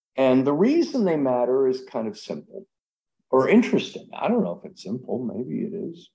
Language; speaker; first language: English; native; English